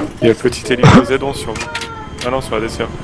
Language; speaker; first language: French; native; French